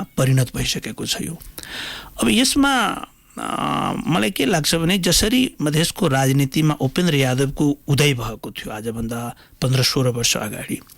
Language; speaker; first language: Nepali; non-native, local second language; Maithili